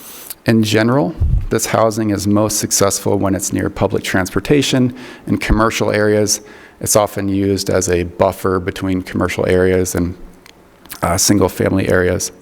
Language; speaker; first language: English; native; English